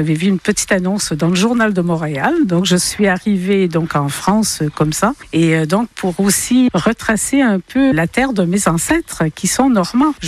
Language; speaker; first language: French; native; French